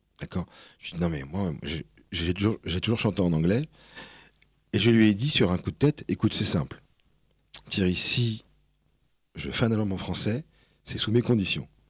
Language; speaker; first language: French; early bilingual, other home language; Spanish